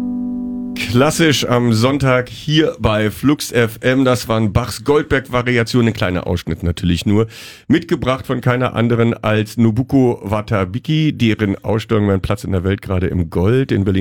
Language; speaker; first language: German; native; German